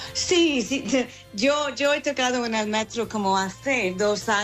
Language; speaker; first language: Spanish; non-native, fluent; English